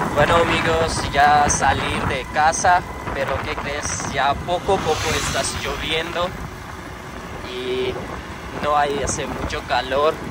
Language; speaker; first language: Spanish; non-native, learner; Urdu